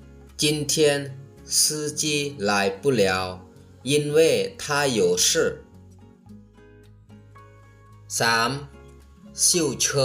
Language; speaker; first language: Chinese; non-native, fluent; Lao